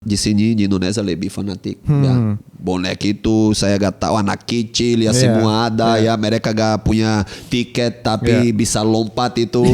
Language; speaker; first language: Indonesian; non-native, fluent; Portuguese